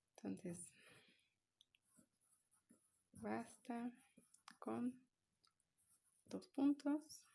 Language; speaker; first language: Spanish; native; Spanish